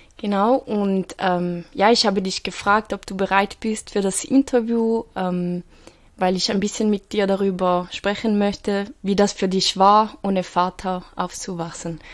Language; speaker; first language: German; native; German